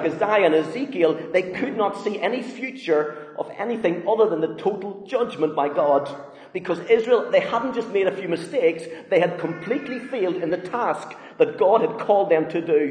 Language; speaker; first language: English; native; English